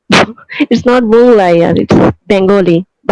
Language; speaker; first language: Hindi; non-native, local second language; Bangla